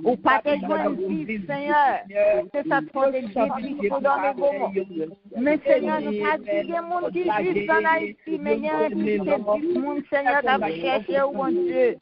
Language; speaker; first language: French; non-native, local second language; Haitian Creole